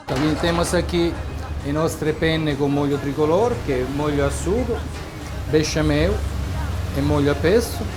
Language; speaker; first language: Portuguese; non-native, fluent; Italian